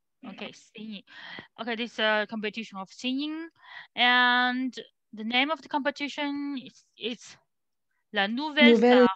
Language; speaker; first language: English; non-native, learner; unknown